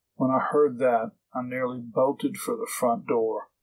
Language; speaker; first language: English; native; English